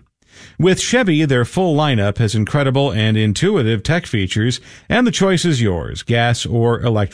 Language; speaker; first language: English; native; English